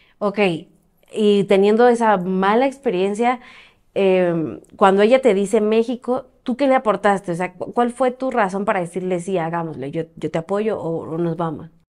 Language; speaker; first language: Spanish; native; Spanish